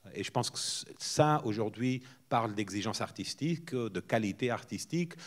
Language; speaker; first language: French; non-native, fluent; Portuguese